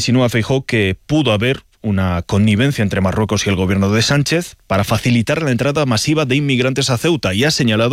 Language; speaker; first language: Spanish; native; Spanish